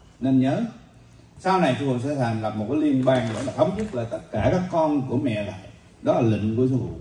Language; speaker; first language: Vietnamese; native; Vietnamese